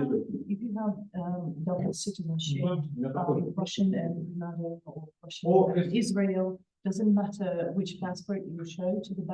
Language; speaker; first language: English; non-native, fluent; Russian